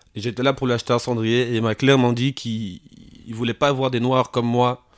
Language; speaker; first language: French; native; French